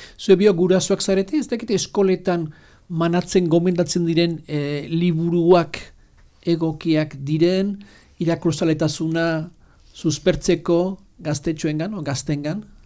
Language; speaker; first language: Basque; native; Basque